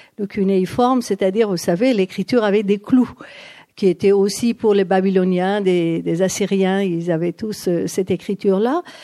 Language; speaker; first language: French; non-native, fluent; Persian